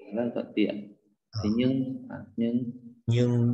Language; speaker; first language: Vietnamese; native; Vietnamese